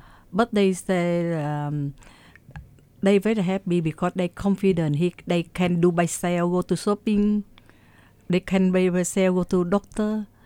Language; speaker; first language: English; non-native, learner; Vietnamese